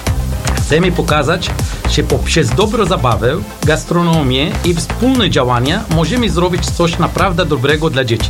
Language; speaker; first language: Polish; non-native, learner; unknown